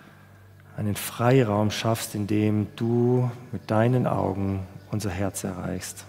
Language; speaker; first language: German; native; German